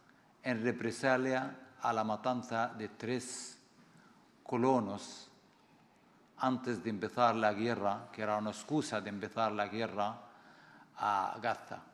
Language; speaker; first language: Spanish; non-native, fluent; Arabic